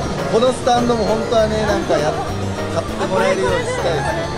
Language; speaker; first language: Japanese; native; Japanese